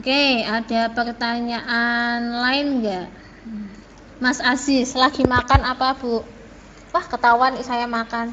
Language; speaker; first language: Indonesian; native; Indonesian